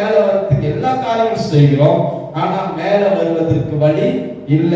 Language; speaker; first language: Tamil; native; Tamil